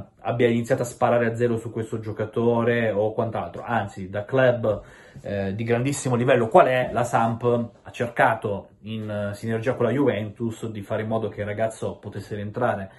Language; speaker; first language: Italian; native; Italian